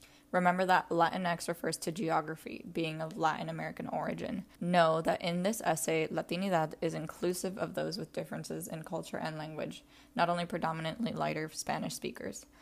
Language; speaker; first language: English; early bilingual, other home language; Spanish